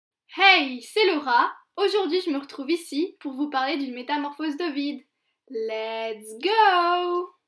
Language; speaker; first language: French; native; French